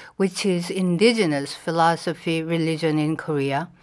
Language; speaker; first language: English; non-native, fluent; Korean